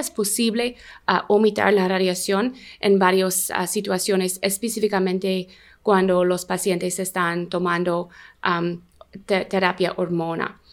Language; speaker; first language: Spanish; non-native, learner; English